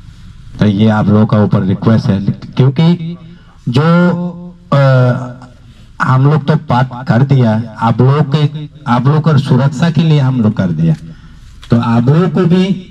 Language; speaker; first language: Hindi; non-native, local second language; Chakma